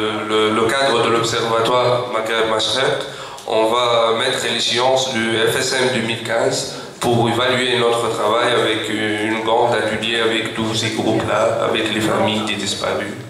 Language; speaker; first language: French; non-native, local second language; Arabic